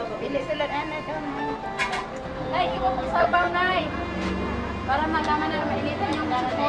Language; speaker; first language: Filipino; non-native, local second language; Cebuano